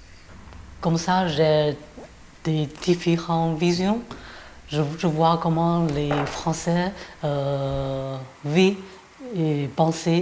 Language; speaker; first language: French; non-native, fluent; Chinese